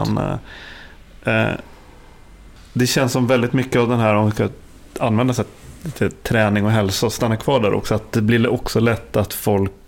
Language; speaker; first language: Swedish; native; Swedish